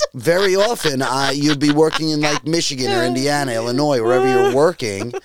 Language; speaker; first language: English; native; English